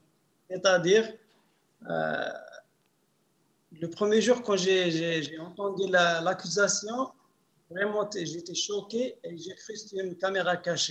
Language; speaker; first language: French; non-native, local second language; Arabic